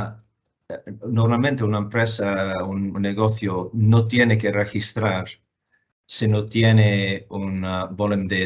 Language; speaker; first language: Spanish; non-native, fluent; English